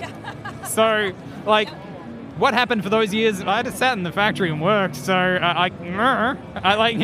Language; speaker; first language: English; native; English